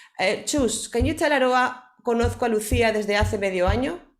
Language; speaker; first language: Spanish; native; Spanish